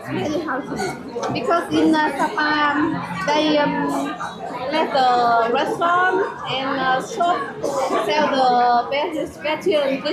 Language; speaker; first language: English; non-native, learner; Vietnamese